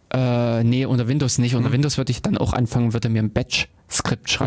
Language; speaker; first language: German; native; German